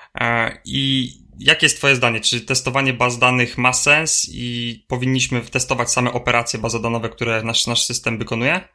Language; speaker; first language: Polish; native; Polish